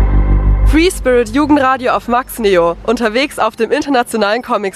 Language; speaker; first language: German; native; German